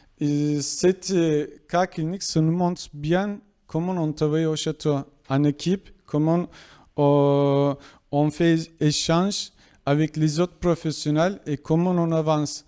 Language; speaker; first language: French; non-native, fluent; Kurdish